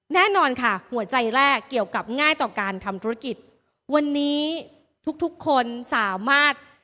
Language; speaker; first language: Thai; native; Thai